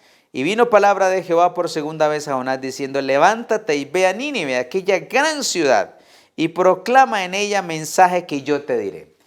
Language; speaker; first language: Spanish; native; Spanish